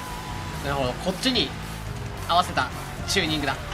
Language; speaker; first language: Japanese; native; Japanese